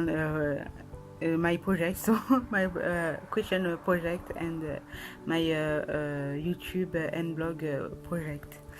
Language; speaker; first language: English; non-native, learner; French